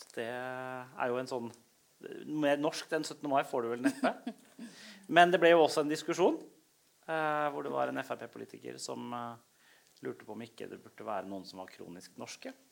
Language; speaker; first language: Norwegian; native; Norwegian